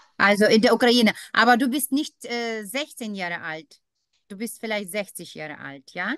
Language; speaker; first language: German; non-native, fluent; Ukrainian